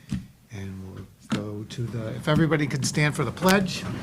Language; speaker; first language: English; native; English